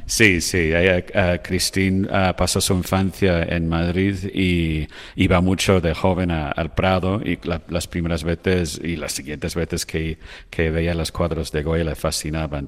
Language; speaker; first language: Spanish; non-native, fluent; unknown